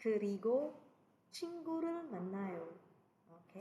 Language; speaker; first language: Korean; non-native, fluent; Cebuano